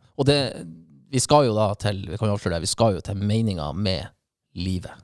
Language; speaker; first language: Norwegian; native; Norwegian